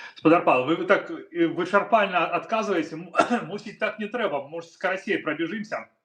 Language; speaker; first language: Belarusian; native; Belarusian